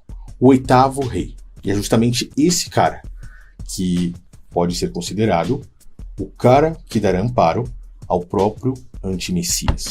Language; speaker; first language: Portuguese; native; Portuguese